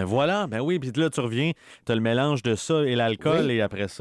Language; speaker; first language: French; native; French